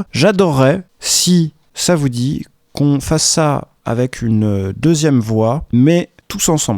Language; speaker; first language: French; native; French